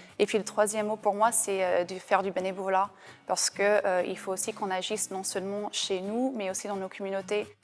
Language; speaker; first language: French; non-native, fluent; English